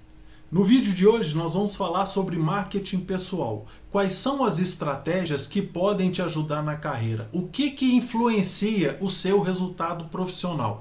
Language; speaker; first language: Portuguese; native; Portuguese